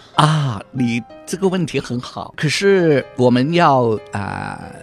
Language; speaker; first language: Chinese; non-native, local second language; Cantonese